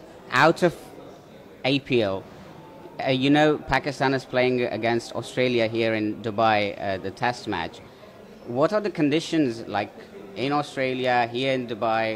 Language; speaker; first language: English; non-native, fluent; Persian